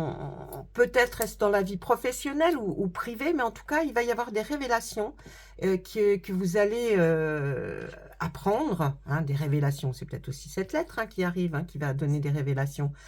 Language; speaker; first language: French; native; French